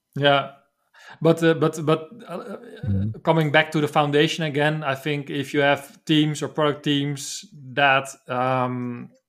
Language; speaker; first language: English; non-native, fluent; Dutch